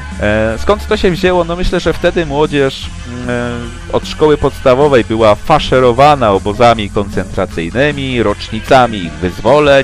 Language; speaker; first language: Polish; native; Polish